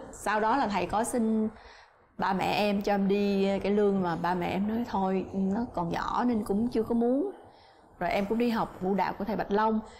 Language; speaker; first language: Vietnamese; native; Vietnamese